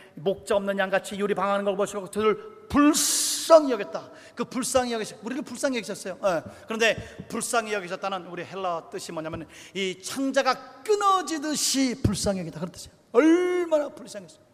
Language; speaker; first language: Korean; native; Korean